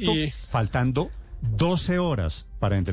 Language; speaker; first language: Spanish; native; Spanish